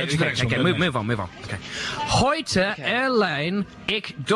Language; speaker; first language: German; non-native, learner; English